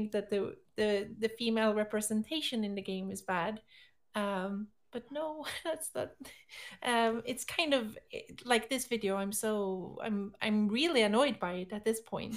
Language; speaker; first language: English; non-native, fluent; Swedish